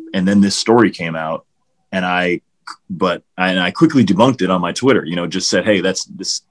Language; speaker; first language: English; native; English